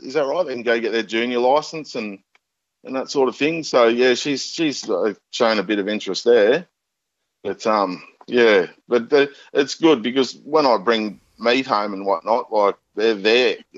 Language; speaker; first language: English; native; English